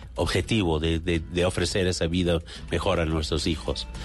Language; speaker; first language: Spanish; non-native, fluent; English